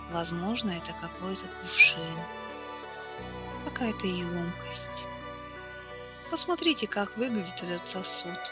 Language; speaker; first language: Russian; native; Russian